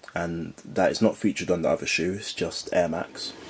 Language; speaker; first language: English; native; English